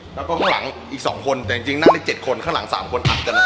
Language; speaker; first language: Thai; native; Thai